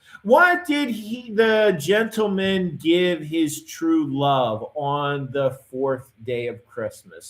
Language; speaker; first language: English; native; English